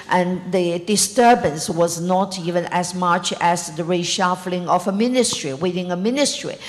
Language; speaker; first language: English; non-native, fluent; Chinese